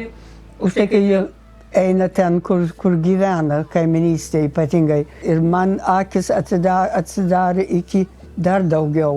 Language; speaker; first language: Lithuanian; early bilingual, heritage; Lithuanian